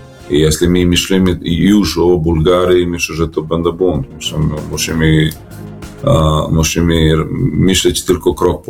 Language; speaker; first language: Polish; non-native, learner; Serbian